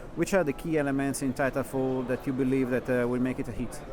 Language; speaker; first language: English; non-native, fluent; Italian